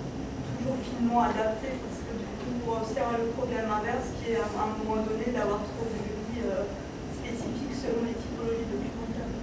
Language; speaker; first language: French; native; French